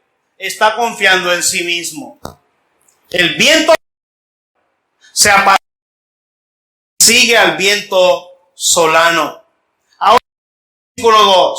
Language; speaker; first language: Spanish; native; Spanish